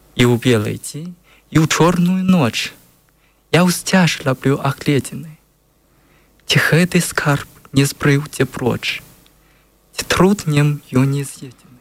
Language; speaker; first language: Belarusian; non-native, learner; Chinese